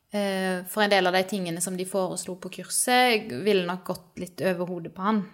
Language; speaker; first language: Norwegian; native; Norwegian